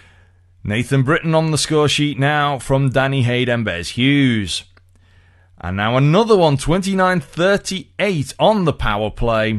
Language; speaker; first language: English; native; English